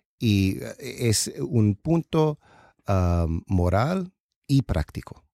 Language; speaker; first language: Spanish; non-native, learner; English